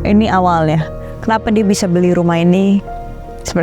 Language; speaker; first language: Indonesian; native; Indonesian